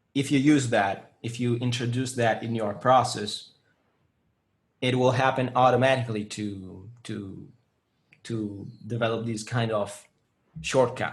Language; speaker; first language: English; non-native, fluent; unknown